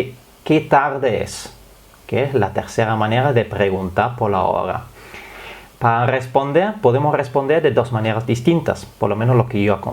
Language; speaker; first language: Spanish; non-native, fluent; German